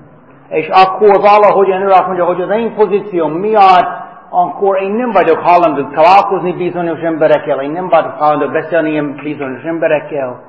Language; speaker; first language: Hungarian; non-native, fluent; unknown